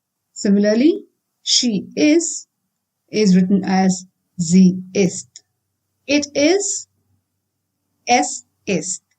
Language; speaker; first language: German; non-native, fluent; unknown